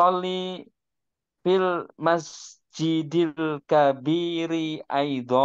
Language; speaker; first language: Arabic; non-native, learner; Indonesian